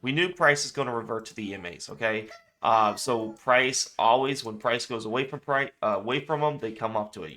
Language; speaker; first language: English; native; English